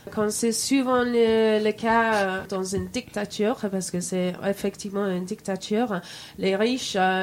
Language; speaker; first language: French; non-native, fluent; English